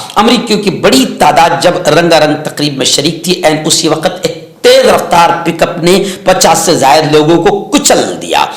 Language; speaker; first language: Urdu; native; Urdu